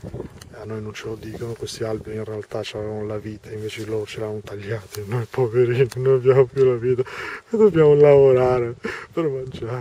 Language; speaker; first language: Italian; early bilingual, other home language; Albanian